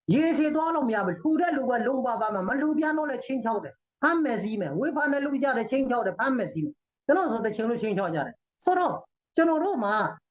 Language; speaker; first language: Burmese; non-native, local second language; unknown